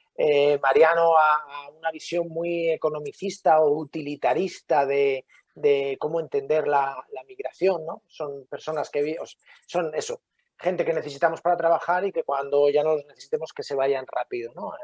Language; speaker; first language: Spanish; native; Spanish